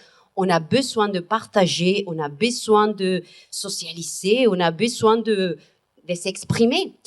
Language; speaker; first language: French; non-native, fluent; Spanish